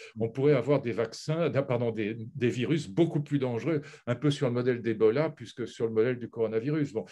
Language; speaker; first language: French; native; French